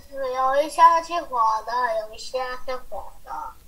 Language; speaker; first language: Chinese; early bilingual, heritage; Chinese